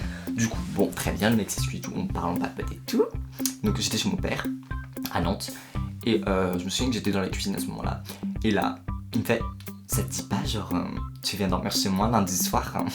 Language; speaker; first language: French; native; French